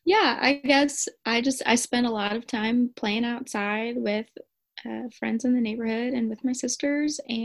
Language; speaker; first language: English; native; English